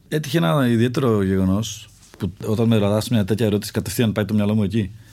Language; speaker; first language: Greek; early bilingual, other home language; Czech